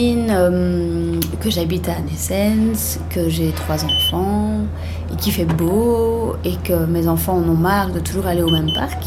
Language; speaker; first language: French; native; French